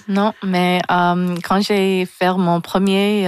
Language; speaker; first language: French; non-native, local second language; English